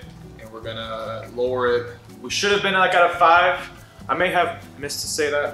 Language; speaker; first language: English; native; English